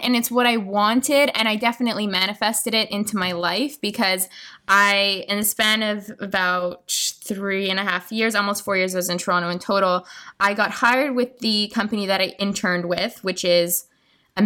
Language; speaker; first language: English; native; English